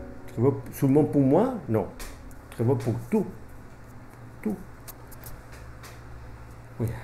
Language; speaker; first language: French; non-native, fluent; Spanish